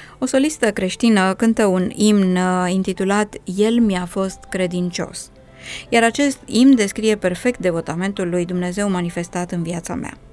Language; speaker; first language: Romanian; native; Romanian